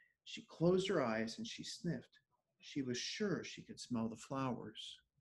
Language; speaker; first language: English; native; English